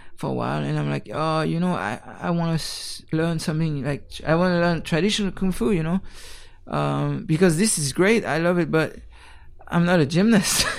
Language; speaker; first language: English; non-native, fluent; French